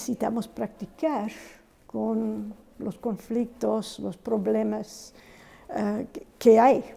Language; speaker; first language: Spanish; non-native, fluent; English